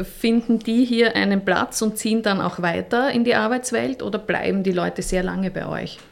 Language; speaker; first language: German; native; German